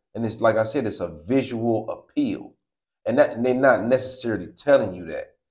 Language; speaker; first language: English; native; English